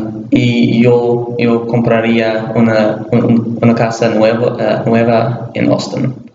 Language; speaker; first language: Spanish; non-native, learner; English